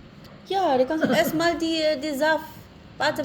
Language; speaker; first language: German; non-native, learner; Hiligaynon